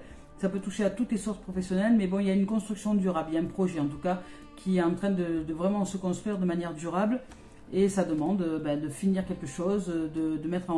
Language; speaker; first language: French; native; French